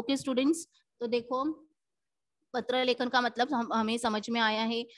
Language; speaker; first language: Hindi; non-native, local second language; Marathi